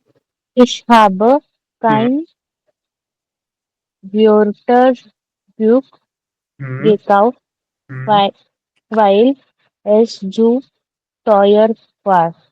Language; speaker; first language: German; non-native, learner; Hindi